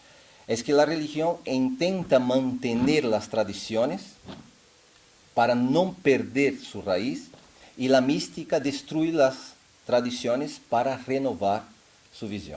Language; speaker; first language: Spanish; non-native, fluent; Portuguese